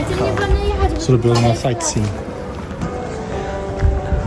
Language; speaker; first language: Polish; non-native, learner; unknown